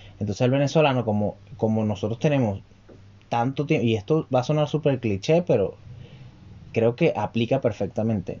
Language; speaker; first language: Spanish; native; Spanish